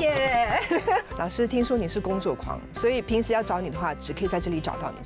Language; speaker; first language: Chinese; native; Chinese